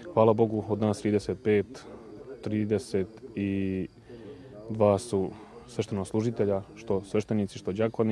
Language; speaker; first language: Bosnian; native; Bosnian